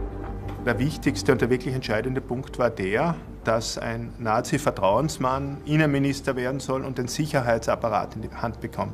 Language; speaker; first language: German; native; German